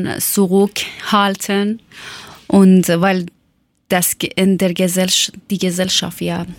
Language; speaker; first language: German; non-native, learner; Persian